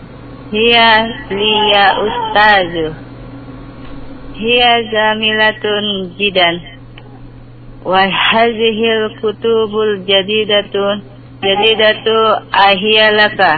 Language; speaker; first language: Arabic; non-native, learner; Indonesian